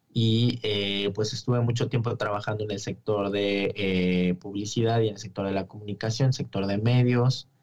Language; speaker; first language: Spanish; native; Spanish